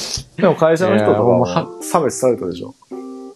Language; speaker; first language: Japanese; native; Japanese